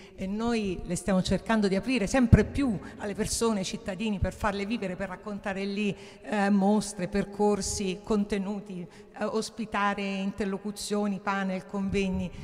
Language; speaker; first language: Italian; native; Italian